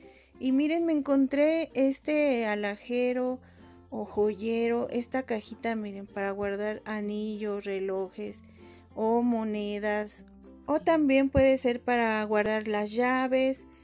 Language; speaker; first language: Spanish; native; Spanish